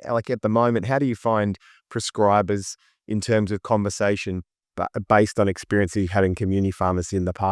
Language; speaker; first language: English; native; English